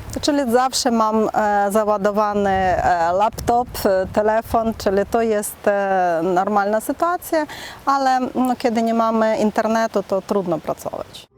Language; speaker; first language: Polish; non-native, fluent; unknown